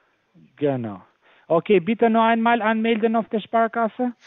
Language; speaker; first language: German; non-native, fluent; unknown